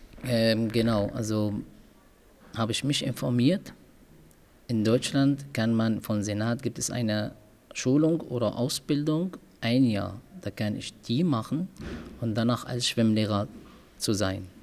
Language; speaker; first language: German; non-native, learner; Arabic